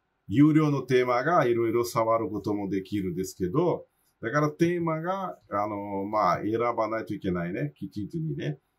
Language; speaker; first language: Japanese; non-native, fluent; Portuguese